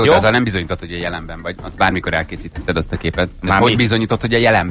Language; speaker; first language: Hungarian; native; Hungarian